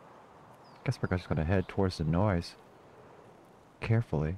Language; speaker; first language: English; native; English